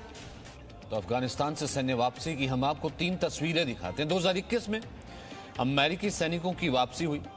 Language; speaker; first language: Hindi; native; Hindi